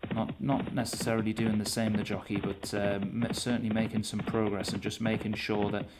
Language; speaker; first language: English; native; English